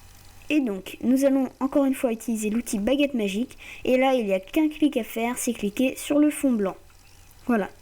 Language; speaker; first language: French; native; French